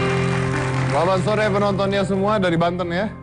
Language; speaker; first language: Indonesian; native; Indonesian